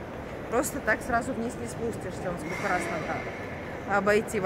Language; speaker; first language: Russian; native; Russian